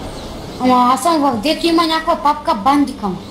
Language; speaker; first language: Bulgarian; native; Bulgarian